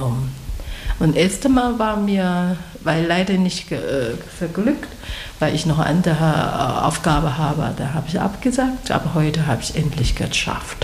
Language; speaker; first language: German; non-native, learner; Chinese